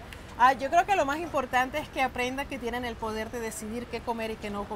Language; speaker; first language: Spanish; native; Spanish